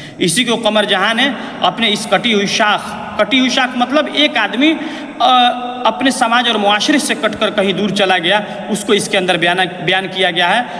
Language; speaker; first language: Urdu; native; Urdu